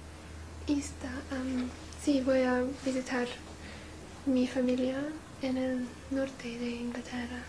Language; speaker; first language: Spanish; non-native, learner; English